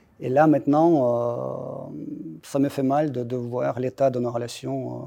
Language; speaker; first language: French; non-native, fluent; Russian